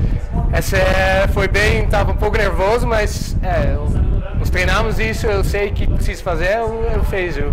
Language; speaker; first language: Portuguese; non-native, learner; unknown